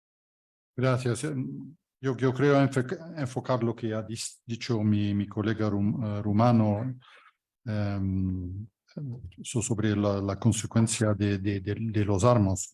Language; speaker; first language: Spanish; non-native, fluent; Dutch